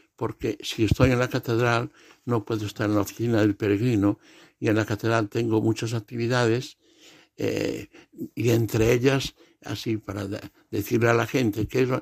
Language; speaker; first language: Spanish; native; Spanish